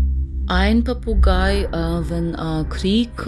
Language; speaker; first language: German; non-native, learner; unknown